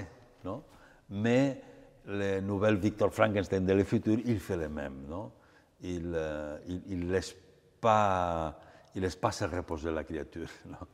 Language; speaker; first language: French; non-native, fluent; Catalan